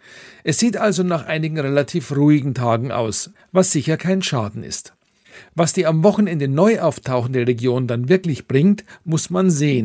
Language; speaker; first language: German; native; German